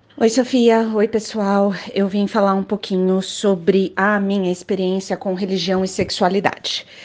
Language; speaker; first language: Portuguese; native; Portuguese